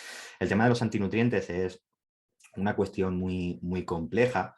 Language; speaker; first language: Spanish; native; Spanish